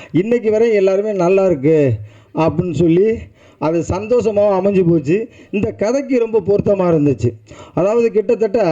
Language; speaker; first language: Tamil; native; Tamil